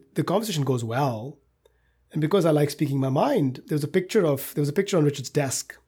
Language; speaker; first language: English; non-native, local second language; Hindi